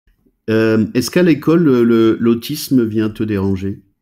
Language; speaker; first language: French; native; French